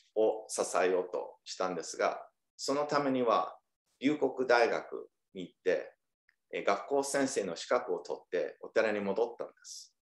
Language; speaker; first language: Japanese; early bilingual, heritage; Japanese